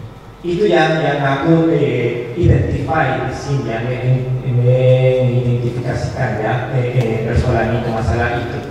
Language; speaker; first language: Indonesian; non-native, fluent; Spanish